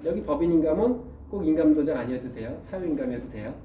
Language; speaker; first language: Korean; native; Korean